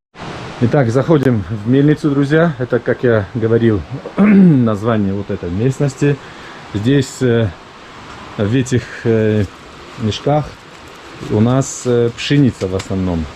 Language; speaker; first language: Russian; non-native, local second language; Tajik